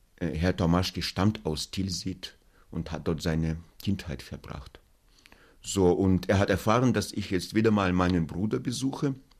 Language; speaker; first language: German; non-native, fluent; Russian